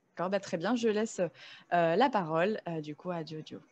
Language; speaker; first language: French; native; French